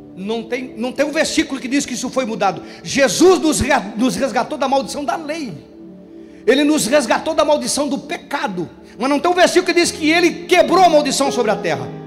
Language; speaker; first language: Portuguese; native; Portuguese